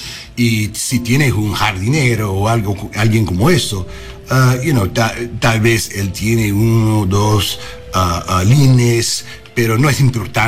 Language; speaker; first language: Spanish; non-native, learner; English